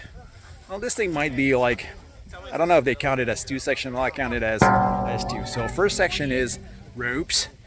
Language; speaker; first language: English; non-native, local second language; French